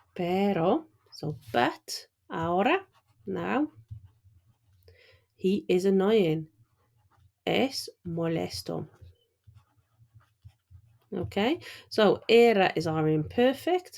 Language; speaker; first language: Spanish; non-native, fluent; English